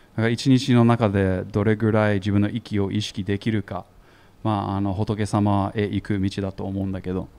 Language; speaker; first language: Japanese; non-native, fluent; English